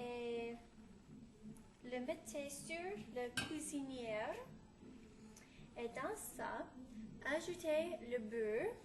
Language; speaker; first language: French; non-native, learner; English